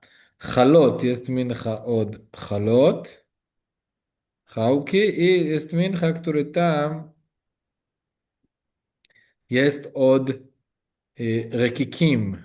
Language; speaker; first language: Polish; non-native, learner; Hebrew